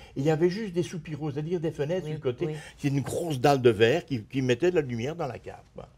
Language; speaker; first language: French; native; French